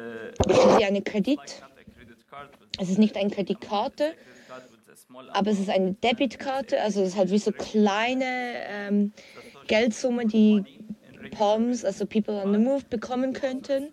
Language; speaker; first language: German; non-native, learner; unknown